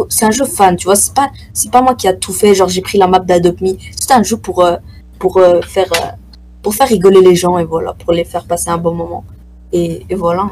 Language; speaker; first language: French; native; French